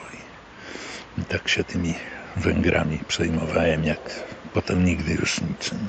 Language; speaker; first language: Polish; native; Polish